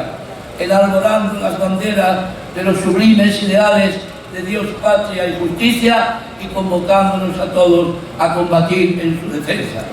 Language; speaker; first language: Spanish; native; Spanish